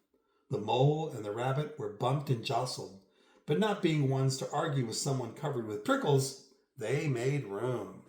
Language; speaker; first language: English; native; English